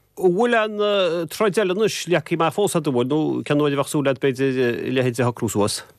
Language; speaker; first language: Irish; native; Irish